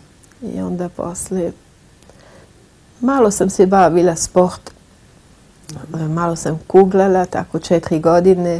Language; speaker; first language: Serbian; non-native, fluent; French